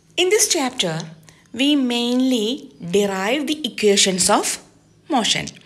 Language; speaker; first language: English; non-native, local second language; Malayalam